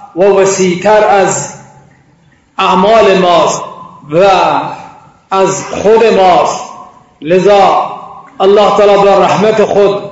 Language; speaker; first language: Persian; non-native, local second language; Baluchi